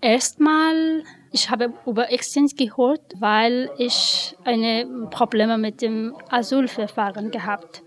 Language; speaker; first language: German; non-native, learner; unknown